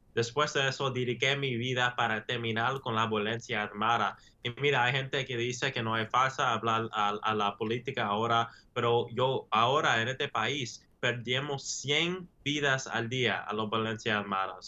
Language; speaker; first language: Spanish; early bilingual, heritage; English